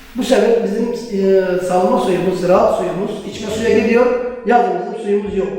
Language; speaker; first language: Turkish; native; Turkish